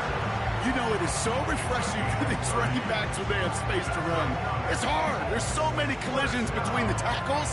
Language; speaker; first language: English; native; English